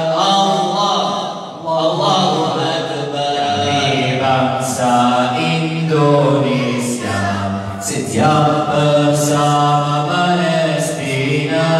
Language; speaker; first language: Indonesian; non-native, learner; Arabic